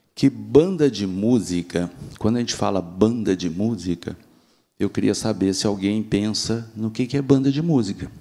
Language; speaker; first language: Portuguese; native; Portuguese